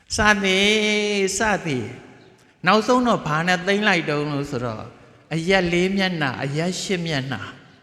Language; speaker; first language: Burmese; native; Burmese